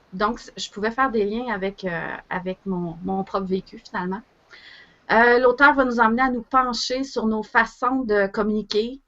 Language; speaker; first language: French; native; French